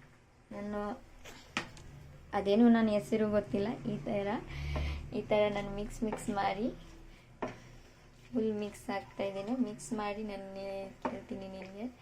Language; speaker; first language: Kannada; non-native, local second language; Bangla